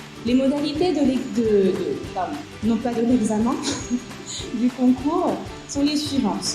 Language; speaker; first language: French; native; French